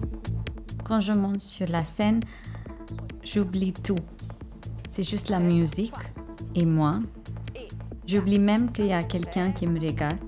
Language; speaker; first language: French; non-native, fluent; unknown